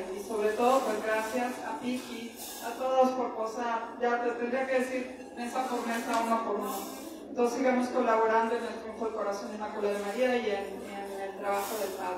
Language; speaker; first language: Spanish; native; Spanish